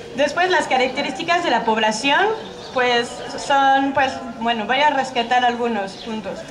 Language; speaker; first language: Spanish; non-native, fluent; French